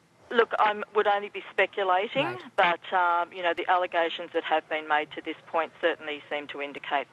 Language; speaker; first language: English; native; English